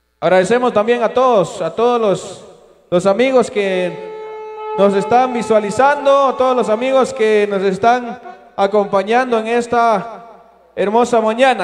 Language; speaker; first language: Spanish; non-native, local second language; Kaqchikel